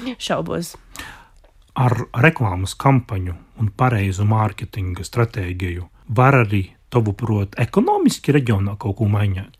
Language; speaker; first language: Latvian; non-native, local second language; Russian